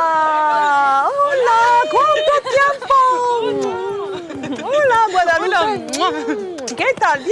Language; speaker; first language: Spanish; non-native, learner; French